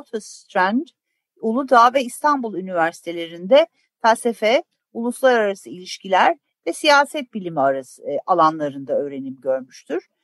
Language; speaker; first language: Turkish; native; Turkish